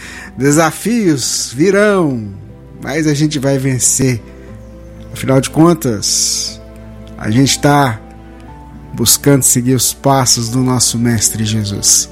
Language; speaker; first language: Portuguese; native; Portuguese